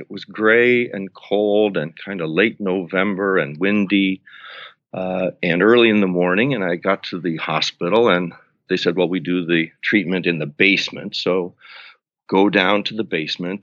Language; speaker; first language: English; native; English